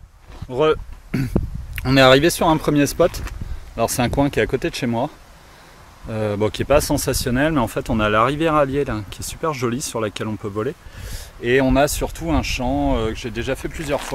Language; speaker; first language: French; native; French